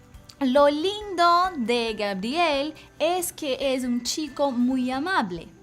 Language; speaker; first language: Spanish; non-native, fluent; Portuguese